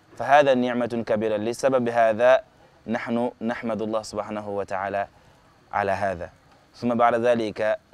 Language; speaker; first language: Arabic; non-native, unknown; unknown